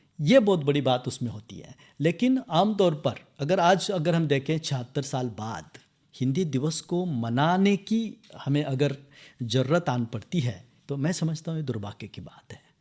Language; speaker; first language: Hindi; non-native, local second language; Marathi